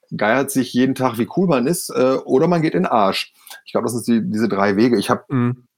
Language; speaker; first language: German; native; German